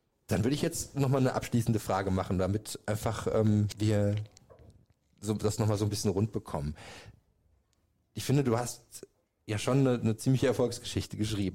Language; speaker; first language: German; native; German